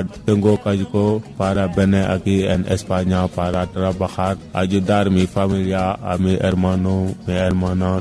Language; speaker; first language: Spanish; non-native, learner; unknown